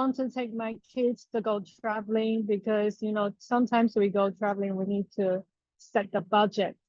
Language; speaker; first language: English; non-native, learner; Chinese